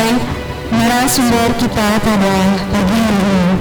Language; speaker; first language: Indonesian; native; Indonesian